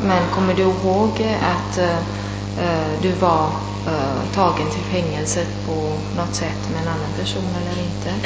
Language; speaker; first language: Swedish; non-native, fluent; Italian